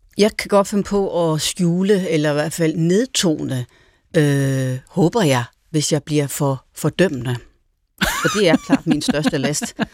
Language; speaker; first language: Danish; native; Danish